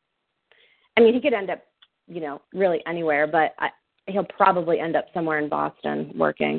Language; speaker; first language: English; native; English